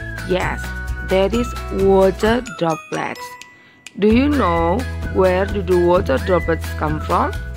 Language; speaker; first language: English; non-native, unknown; Indonesian